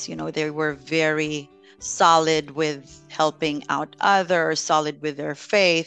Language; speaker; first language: English; non-native, local second language; Filipino